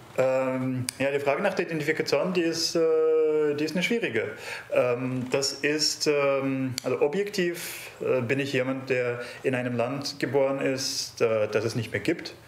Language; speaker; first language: German; non-native, fluent; Russian